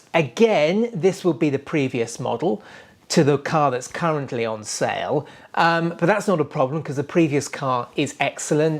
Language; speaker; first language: English; native; English